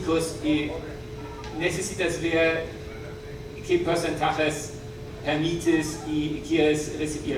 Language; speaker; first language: Spanish; non-native, learner; German